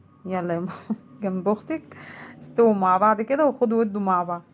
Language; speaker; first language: Arabic; native; Arabic